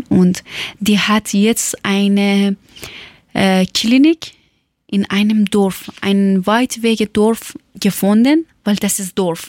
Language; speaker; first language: German; non-native, learner; Persian